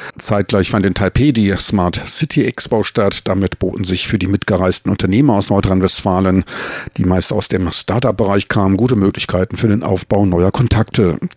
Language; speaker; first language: German; native; German